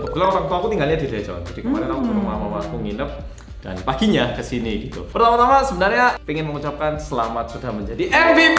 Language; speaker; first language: Indonesian; native; Indonesian